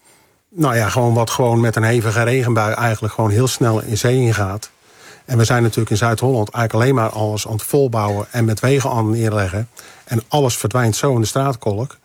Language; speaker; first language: Dutch; native; Dutch